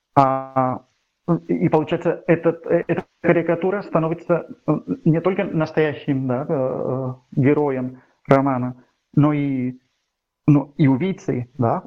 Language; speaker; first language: Russian; non-native, fluent; Catalan